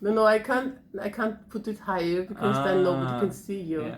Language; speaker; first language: English; non-native, fluent; German